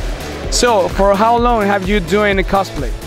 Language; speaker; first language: English; non-native, fluent; Spanish